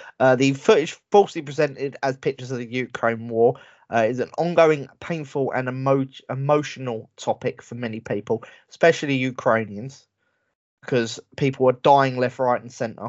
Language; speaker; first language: English; native; English